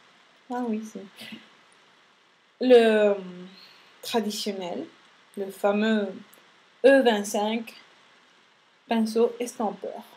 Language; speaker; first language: French; non-native, fluent; Spanish